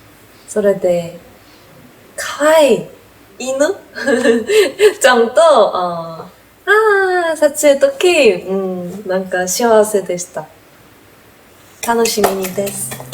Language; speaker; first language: Japanese; non-native, learner; Korean